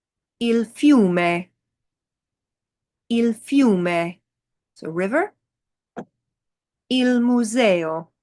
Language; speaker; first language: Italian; non-native, fluent; English